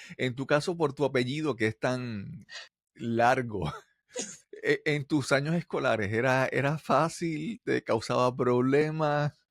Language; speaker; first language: Spanish; native; Spanish